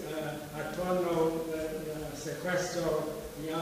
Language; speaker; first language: Italian; non-native, fluent; English